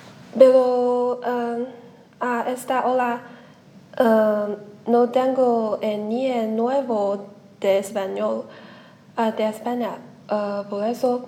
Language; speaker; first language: Spanish; non-native, learner; Chinese